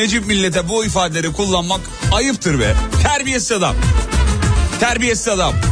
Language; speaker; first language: Turkish; native; Turkish